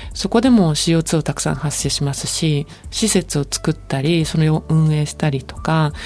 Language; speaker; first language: Japanese; native; Japanese